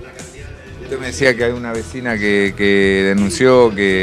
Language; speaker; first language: Spanish; native; Spanish